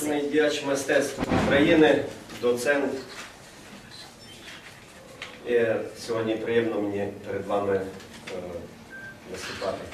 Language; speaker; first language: Ukrainian; native; Ukrainian